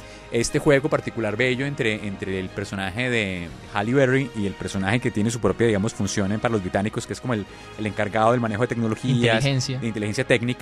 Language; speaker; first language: Spanish; native; Spanish